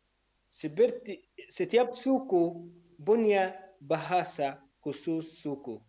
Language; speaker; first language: Indonesian; non-native, learner; Arabic